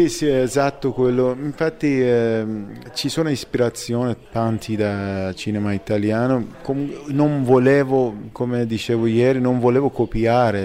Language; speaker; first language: Italian; non-native, fluent; Persian